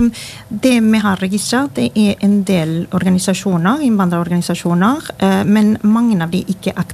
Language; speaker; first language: Norwegian; non-native, fluent; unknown